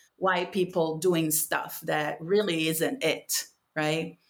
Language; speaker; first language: English; non-native, fluent; Portuguese